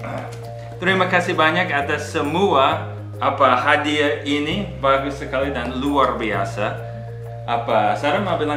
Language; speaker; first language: Indonesian; non-native, fluent; English